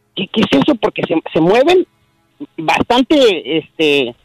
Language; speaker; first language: Spanish; native; Spanish